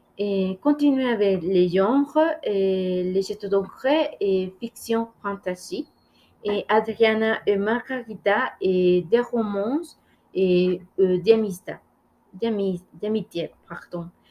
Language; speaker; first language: French; non-native, learner; Spanish